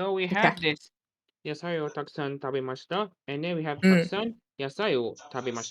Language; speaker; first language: Japanese; non-native, learner; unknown